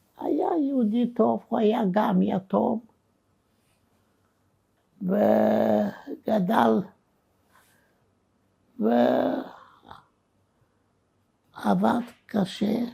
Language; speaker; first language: Hebrew; non-native, fluent; Romanian